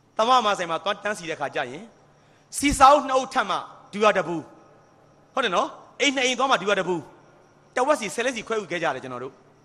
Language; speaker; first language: Burmese; native; Burmese